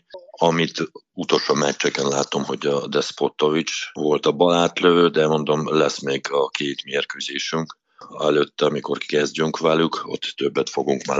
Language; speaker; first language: Hungarian; non-native, fluent; Russian